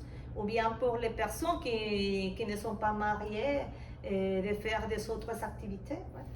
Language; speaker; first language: French; non-native, fluent; Spanish